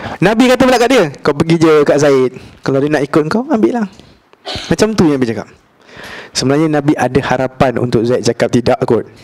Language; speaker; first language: Malay; native; Malay